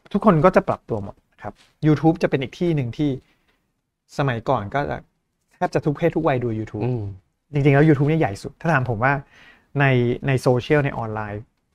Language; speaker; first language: Thai; native; Thai